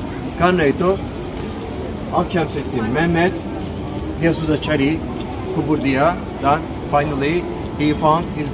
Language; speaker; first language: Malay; non-native, learner; Turkish